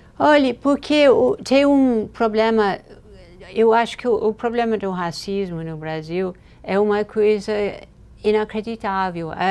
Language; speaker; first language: Portuguese; non-native, fluent; English